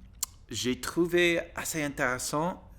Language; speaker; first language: French; non-native, learner; English